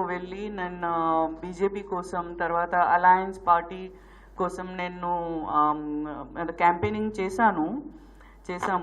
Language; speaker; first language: Telugu; non-native, local second language; Gujarati